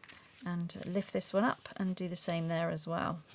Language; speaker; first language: English; native; English